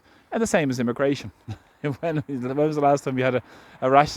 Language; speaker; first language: English; native; English